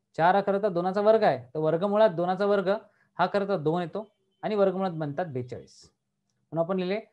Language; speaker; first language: Marathi; native; Marathi